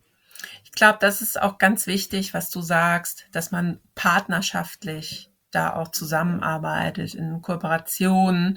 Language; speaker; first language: German; native; German